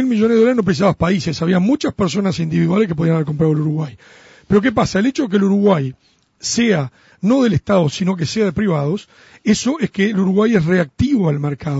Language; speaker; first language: Spanish; native; Spanish